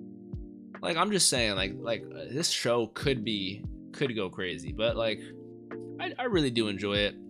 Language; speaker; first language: English; native; English